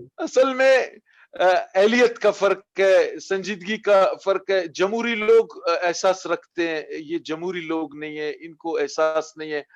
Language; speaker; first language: Urdu; non-native, local second language; Baluchi